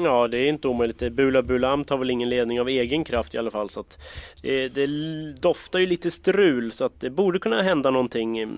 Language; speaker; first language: Swedish; native; Swedish